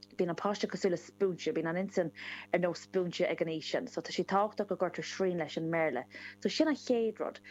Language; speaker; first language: Irish; non-native, local second language; English